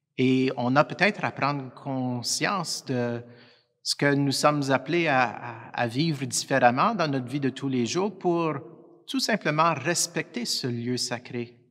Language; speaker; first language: French; native; French